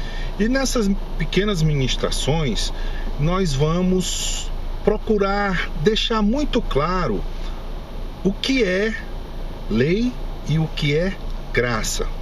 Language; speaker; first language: Portuguese; native; Portuguese